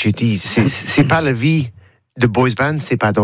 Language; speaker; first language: French; non-native, learner; English